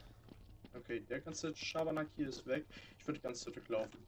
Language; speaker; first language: German; native; German